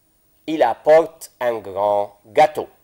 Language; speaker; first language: French; non-native, fluent; Arabic